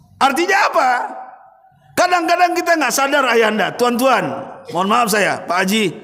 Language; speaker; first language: Indonesian; native; Indonesian